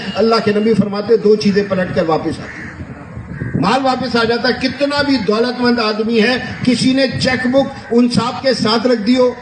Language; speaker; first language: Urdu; non-native, local second language; Punjabi